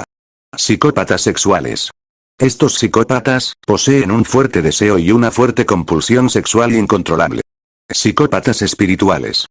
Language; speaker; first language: Spanish; native; Spanish